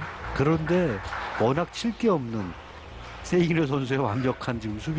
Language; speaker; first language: Korean; native; Korean